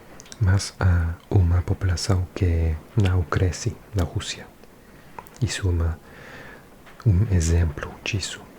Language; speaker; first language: Portuguese; non-native, learner; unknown